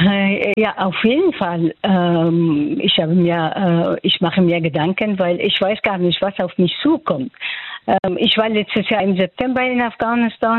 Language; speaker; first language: German; non-native, fluent; Persian